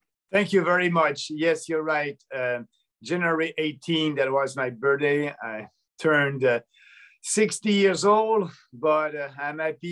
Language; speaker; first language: English; non-native, local second language; French